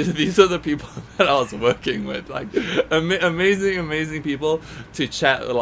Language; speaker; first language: English; native; English